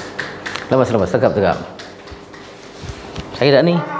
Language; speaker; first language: Indonesian; native; Indonesian